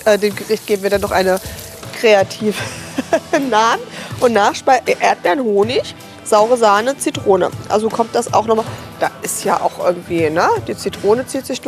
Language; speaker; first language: German; native; German